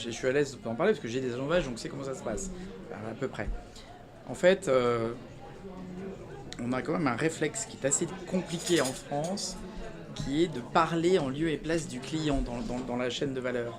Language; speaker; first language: French; native; French